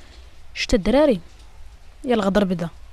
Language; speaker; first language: Arabic; native; Arabic